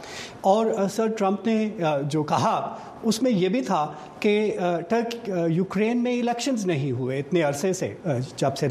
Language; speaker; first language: Urdu; native; Urdu